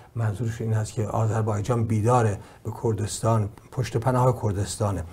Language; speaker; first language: Persian; native; Persian